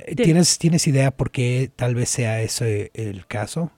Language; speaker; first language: Spanish; native; Spanish